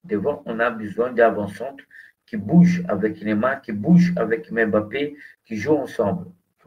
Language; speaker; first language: French; non-native, fluent; Portuguese